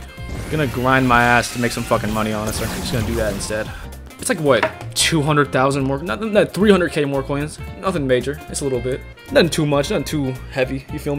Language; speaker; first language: English; native; English